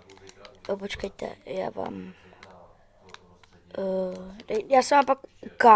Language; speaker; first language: Czech; native; Czech